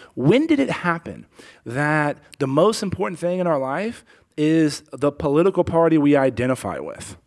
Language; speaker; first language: English; native; English